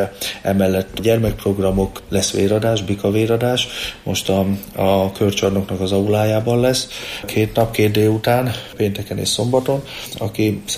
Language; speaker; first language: Hungarian; native; Hungarian